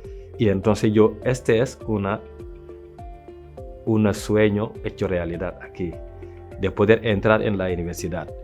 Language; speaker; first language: Spanish; non-native, local second language; French